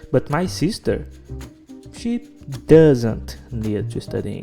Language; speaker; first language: English; non-native, fluent; Portuguese